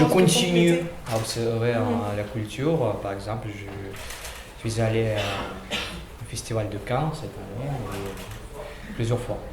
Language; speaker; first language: French; non-native, learner; Russian